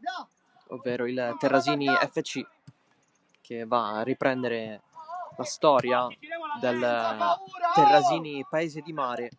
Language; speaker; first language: Italian; native; Italian